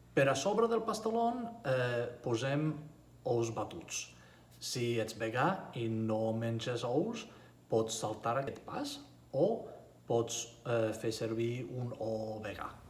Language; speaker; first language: Catalan; non-native, learner; Spanish